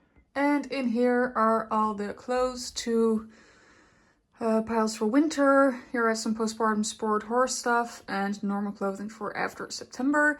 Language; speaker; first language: English; non-native, fluent; Dutch